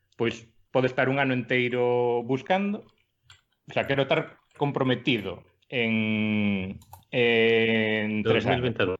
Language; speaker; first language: Galician; non-native, local second language; Spanish